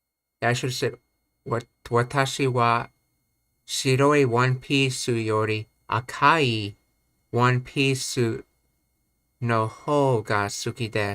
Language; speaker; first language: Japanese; non-native, learner; English